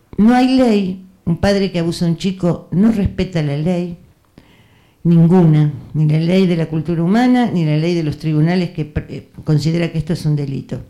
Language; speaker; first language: Spanish; native; Spanish